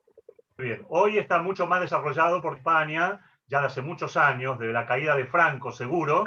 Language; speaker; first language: Spanish; native; Spanish